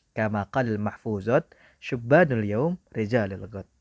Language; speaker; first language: Arabic; non-native, fluent; Indonesian